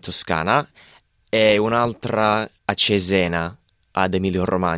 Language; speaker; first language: Italian; non-native, fluent; English